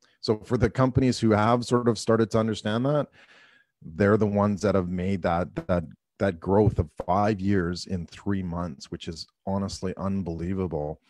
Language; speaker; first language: English; native; English